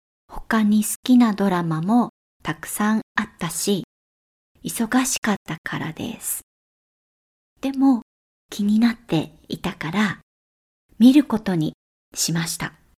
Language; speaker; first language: Japanese; native; Japanese